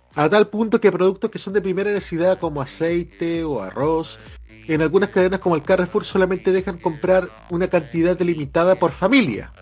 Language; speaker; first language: Spanish; native; Spanish